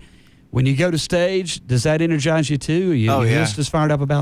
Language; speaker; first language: English; native; English